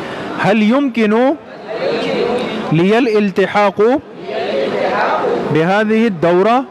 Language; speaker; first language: Arabic; non-native, fluent; Urdu